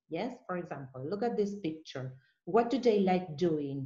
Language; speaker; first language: English; non-native, fluent; Spanish